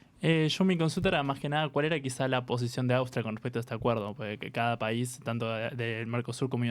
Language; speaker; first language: Spanish; native; Spanish